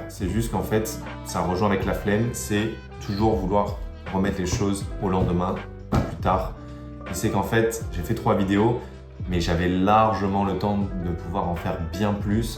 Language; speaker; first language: French; native; French